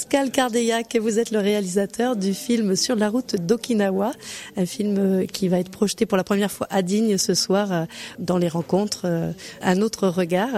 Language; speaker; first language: French; native; French